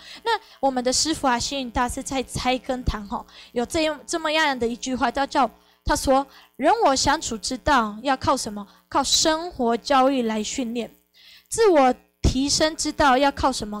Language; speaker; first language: Chinese; non-native, fluent; Spanish